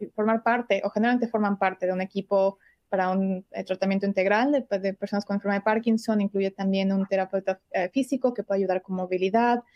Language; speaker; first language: Spanish; native; Spanish